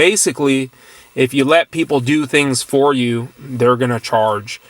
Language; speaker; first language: English; native; English